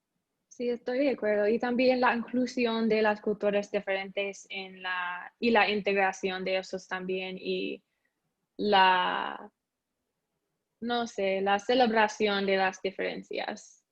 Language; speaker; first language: Spanish; non-native, learner; English